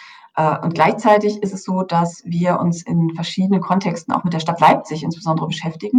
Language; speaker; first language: German; native; German